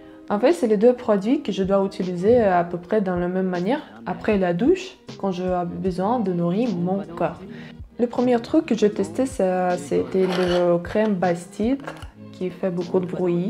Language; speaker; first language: French; non-native, learner; Russian